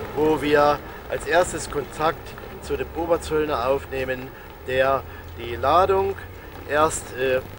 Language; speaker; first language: German; native; German